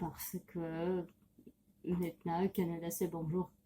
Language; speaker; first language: French; non-native, learner; Russian